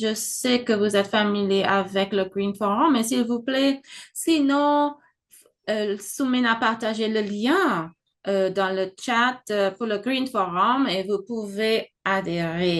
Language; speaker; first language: French; non-native, fluent; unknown